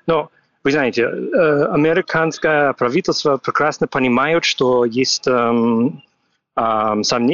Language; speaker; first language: Russian; non-native, fluent; English